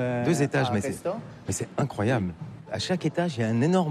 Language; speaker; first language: French; native; French